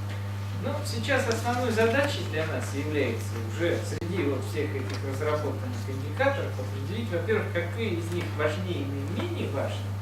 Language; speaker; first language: Russian; native; Russian